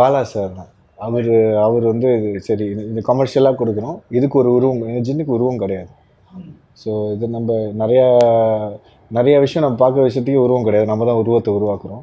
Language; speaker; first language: Tamil; native; Tamil